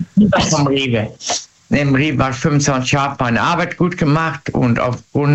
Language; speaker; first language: German; native; German